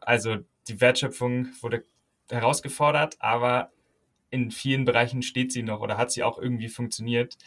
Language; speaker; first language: German; native; German